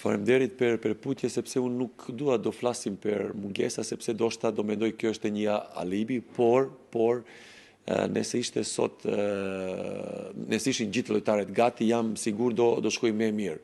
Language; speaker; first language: Albanian; non-native, learner; Serbian